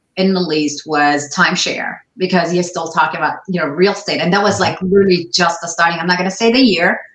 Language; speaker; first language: English; non-native, fluent; Arabic